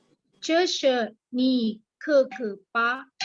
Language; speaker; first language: Chinese; non-native, learner; Indonesian